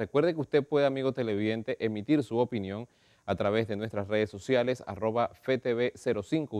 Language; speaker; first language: Spanish; native; Spanish